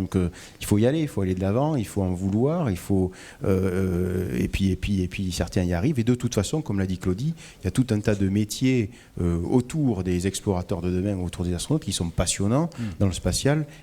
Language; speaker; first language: French; native; French